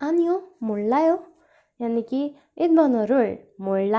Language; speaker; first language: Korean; non-native, learner; Hindi